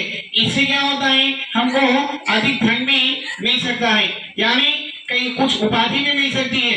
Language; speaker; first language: Hindi; non-native, local second language; Telugu